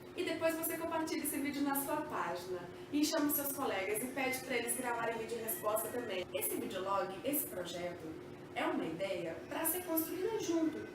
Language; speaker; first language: Portuguese; native; Portuguese